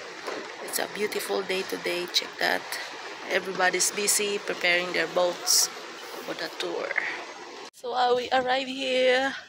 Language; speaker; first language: English; non-native, local second language; Filipino